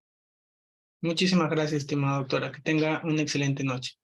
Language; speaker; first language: Spanish; native; Spanish